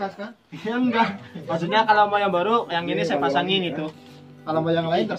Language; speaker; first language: Indonesian; non-native, local second language; Javanese